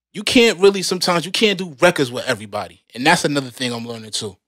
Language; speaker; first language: English; native; English